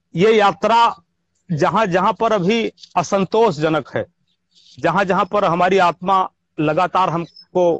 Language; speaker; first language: Hindi; native; Hindi